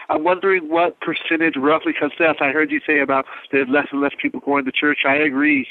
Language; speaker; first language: English; native; English